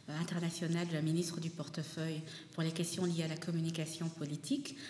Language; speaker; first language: French; non-native, local second language; Lingala